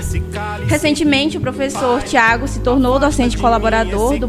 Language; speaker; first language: Portuguese; native; Portuguese